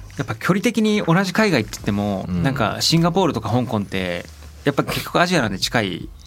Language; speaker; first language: Japanese; native; Japanese